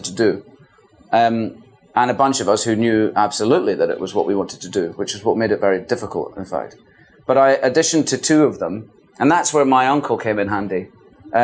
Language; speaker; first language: English; native; English